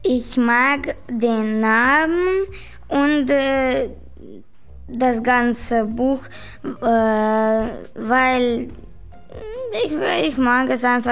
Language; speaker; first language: German; non-native, local second language; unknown